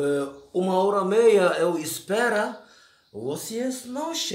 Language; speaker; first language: Portuguese; non-native, learner; Turkish